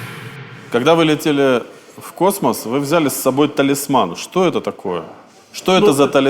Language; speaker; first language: Russian; native; Russian